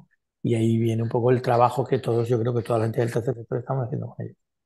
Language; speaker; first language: Spanish; native; Spanish